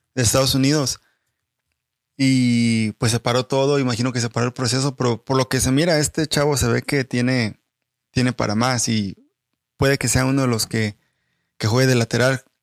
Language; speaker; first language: Spanish; native; Spanish